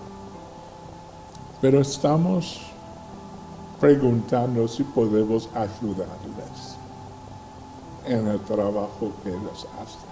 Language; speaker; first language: Spanish; non-native, fluent; English